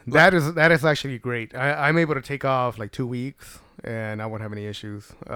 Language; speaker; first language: English; early bilingual, other home language; Spanish